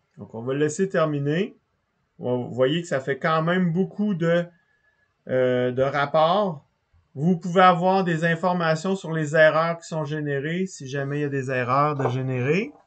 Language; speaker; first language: French; native; French